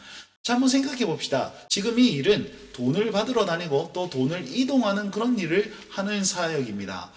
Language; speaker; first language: Korean; native; Korean